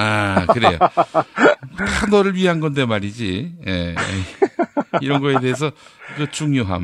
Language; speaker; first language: Korean; native; Korean